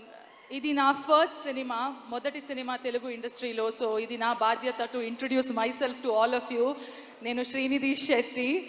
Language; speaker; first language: Telugu; non-native, learner; Kannada